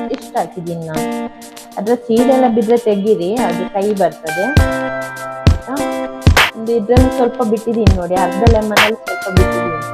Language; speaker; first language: Kannada; non-native, local second language; Tulu